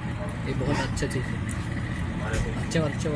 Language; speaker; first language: Hindi; non-native, learner; Bangla